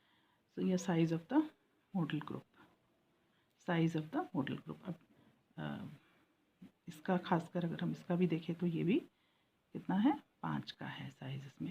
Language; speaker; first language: Hindi; native; Hindi